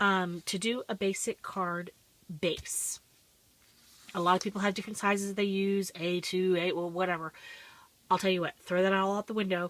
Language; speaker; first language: English; native; English